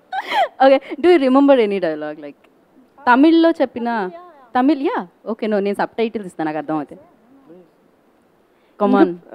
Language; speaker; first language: Telugu; native; Telugu